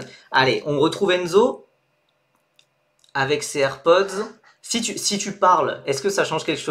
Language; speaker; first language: French; native; French